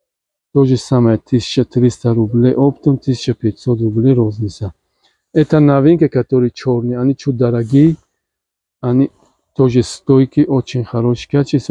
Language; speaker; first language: Russian; non-native, learner; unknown